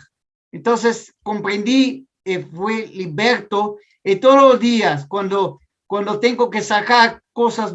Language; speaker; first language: Spanish; non-native, fluent; Portuguese